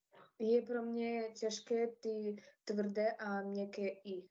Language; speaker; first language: Czech; non-native, learner; Ukrainian